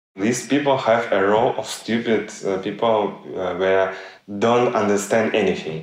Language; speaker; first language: English; non-native, learner; Russian